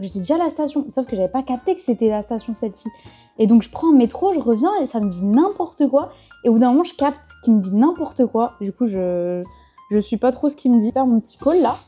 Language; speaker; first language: French; native; French